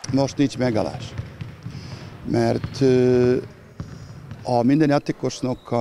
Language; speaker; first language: Hungarian; non-native, learner; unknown